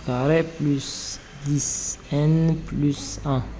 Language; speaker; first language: French; non-native, local second language; Arabic